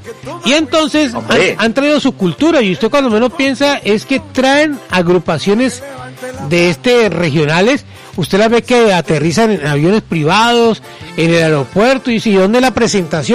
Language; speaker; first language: Spanish; native; Spanish